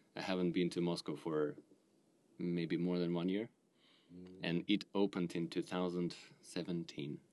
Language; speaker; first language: English; non-native, fluent; Russian